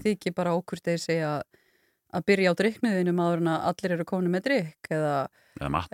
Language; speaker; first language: Icelandic; native; Icelandic